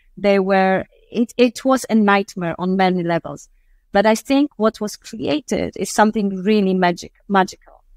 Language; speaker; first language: English; non-native, fluent; Polish